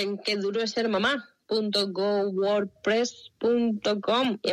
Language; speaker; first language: Spanish; native; Spanish